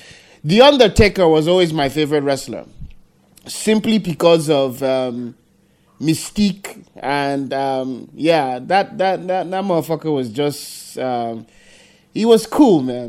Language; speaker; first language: English; non-native, local second language; Hausa